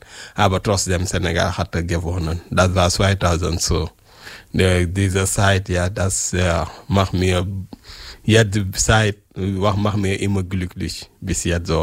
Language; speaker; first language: German; non-native, learner; French